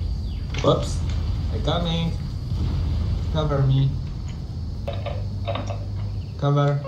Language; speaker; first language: English; non-native, learner; Polish